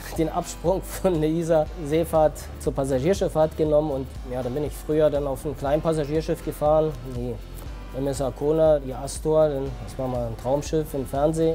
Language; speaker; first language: German; native; German